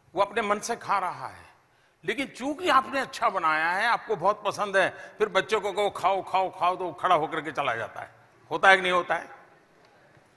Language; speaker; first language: Hindi; native; Hindi